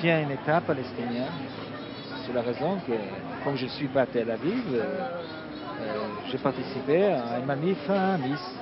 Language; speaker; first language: French; non-native, fluent; Hebrew